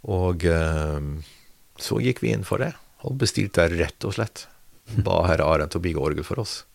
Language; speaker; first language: Norwegian; non-native, fluent; Dutch